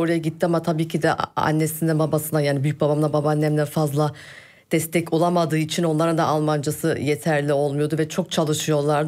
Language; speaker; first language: Turkish; early bilingual, heritage; Turkish